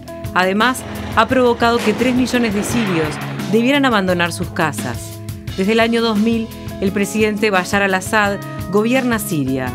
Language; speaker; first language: Spanish; native; Spanish